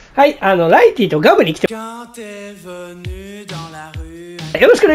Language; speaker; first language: Japanese; native; Japanese